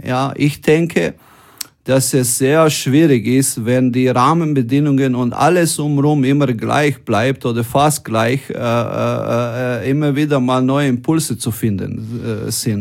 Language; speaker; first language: German; non-native, fluent; Croatian